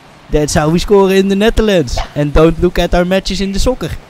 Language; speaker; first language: English; non-native, learner; Dutch